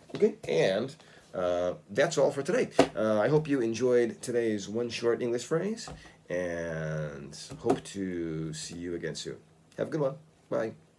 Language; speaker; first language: English; native; English